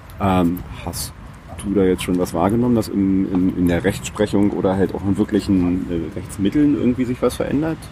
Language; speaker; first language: German; native; German